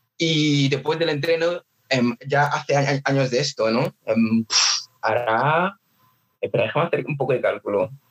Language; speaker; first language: Spanish; early bilingual, other home language; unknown